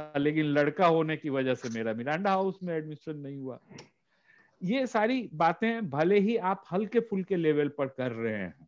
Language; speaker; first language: Hindi; native; Hindi